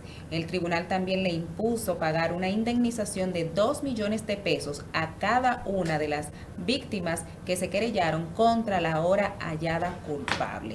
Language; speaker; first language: Spanish; native; Spanish